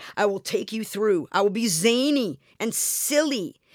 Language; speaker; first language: English; native; English